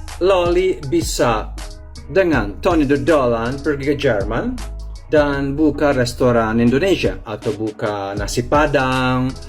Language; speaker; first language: Indonesian; non-native, fluent; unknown